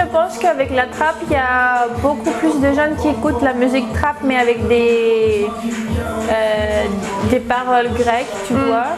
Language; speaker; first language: French; early bilingual, heritage; French